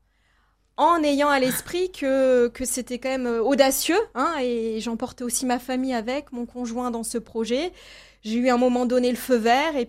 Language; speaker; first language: French; native; French